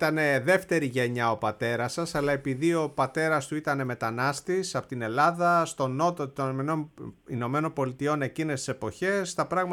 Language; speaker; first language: Greek; native; Greek